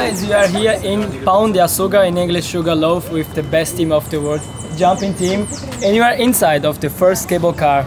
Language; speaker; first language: English; non-native, fluent; Portuguese